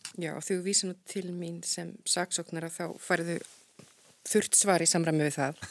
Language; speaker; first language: Icelandic; native; Icelandic